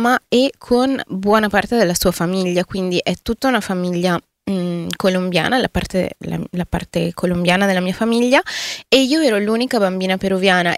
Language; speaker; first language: Italian; early bilingual, other home language; Spanish